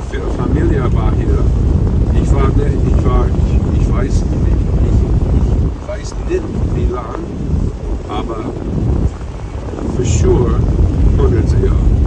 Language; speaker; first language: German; non-native, learner; English